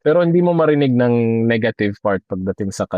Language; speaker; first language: Filipino; non-native, fluent; Arabic